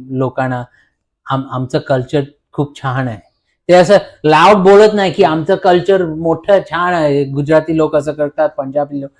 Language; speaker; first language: Marathi; early bilingual, heritage; Marathi